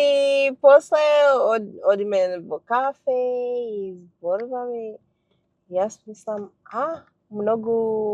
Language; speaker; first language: Macedonian; non-native, learner; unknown